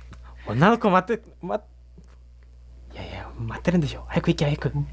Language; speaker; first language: Japanese; native; Japanese